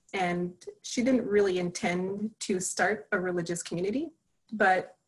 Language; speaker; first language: English; native; English